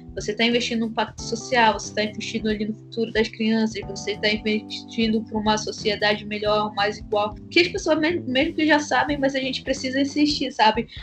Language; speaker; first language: Portuguese; native; Portuguese